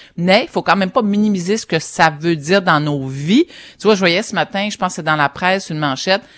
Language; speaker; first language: French; native; French